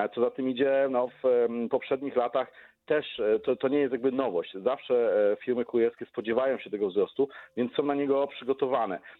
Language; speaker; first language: Polish; native; Polish